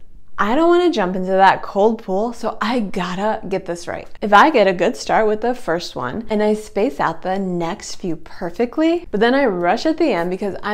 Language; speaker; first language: English; native; English